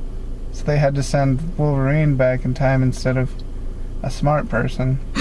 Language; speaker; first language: English; native; English